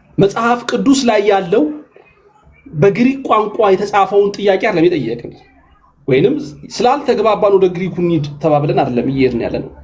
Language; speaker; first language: Amharic; native; Amharic